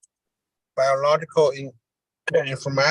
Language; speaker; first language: English; non-native, learner; Chinese